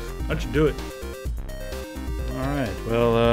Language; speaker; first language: English; native; English